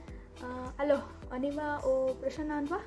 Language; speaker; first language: French; non-native, fluent; Konkani